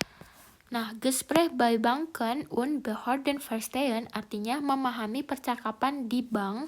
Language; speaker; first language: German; non-native, fluent; Indonesian